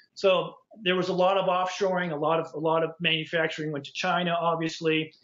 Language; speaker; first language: English; native; English